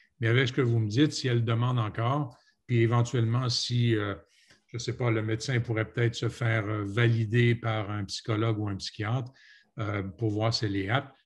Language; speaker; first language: French; native; French